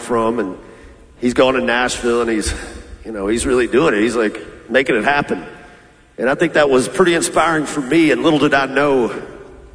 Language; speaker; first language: English; native; English